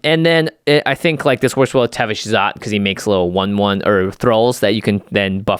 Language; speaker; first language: English; native; English